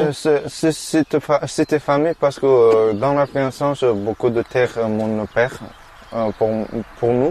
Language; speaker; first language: French; non-native, learner; Persian